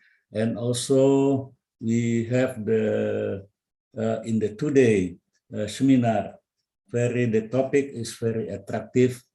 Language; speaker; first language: English; non-native, learner; Indonesian